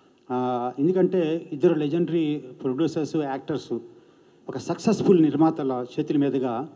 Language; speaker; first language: Telugu; native; Telugu